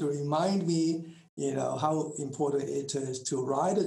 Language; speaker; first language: English; non-native, local second language; Cantonese